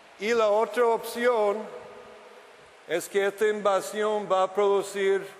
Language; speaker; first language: Spanish; non-native, fluent; English